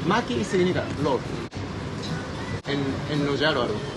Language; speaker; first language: Spanish; non-native, learner; Japanese